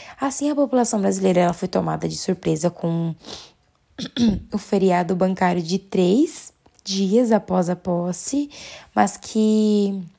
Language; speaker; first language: Portuguese; native; Portuguese